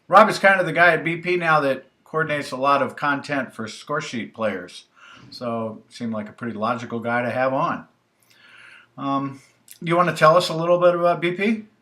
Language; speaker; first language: English; native; English